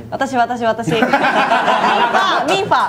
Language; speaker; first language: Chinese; non-native, learner; Japanese